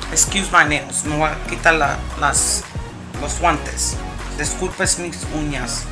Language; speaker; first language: Spanish; early bilingual, heritage; Spanish